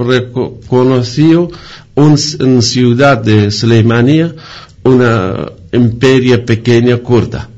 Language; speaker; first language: Spanish; non-native, fluent; Kurdish